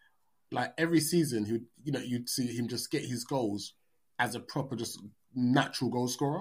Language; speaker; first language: English; native; English